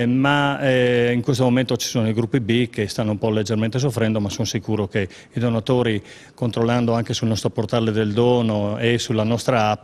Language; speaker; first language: Italian; native; Italian